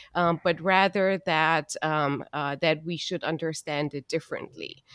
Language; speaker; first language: English; non-native, fluent; German